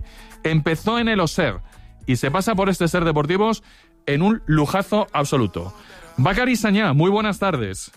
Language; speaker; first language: Spanish; native; Spanish